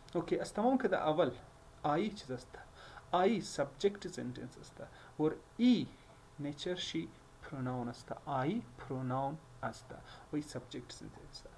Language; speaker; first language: English; non-native, learner; Hazaragi